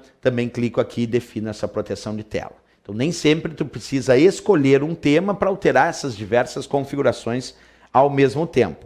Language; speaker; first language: Portuguese; native; Portuguese